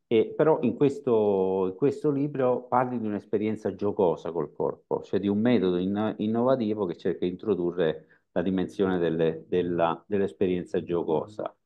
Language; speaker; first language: Italian; native; Italian